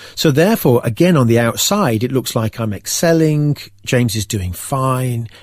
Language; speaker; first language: English; native; English